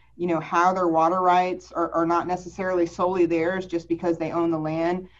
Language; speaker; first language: English; native; English